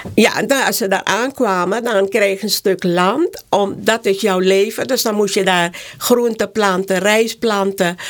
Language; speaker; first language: Dutch; native; Dutch